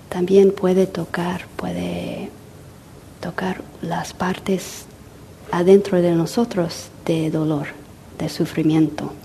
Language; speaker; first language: Spanish; non-native, fluent; English